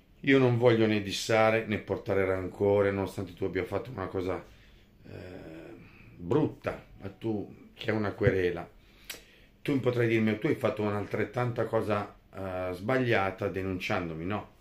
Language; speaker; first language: Italian; native; Italian